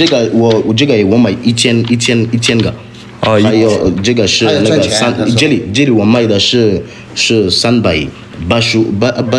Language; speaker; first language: Chinese; non-native, learner; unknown